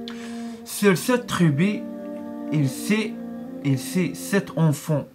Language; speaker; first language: French; non-native, learner; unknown